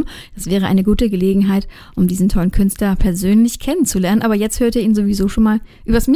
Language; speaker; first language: German; native; German